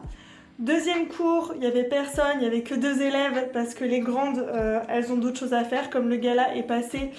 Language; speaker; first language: French; native; French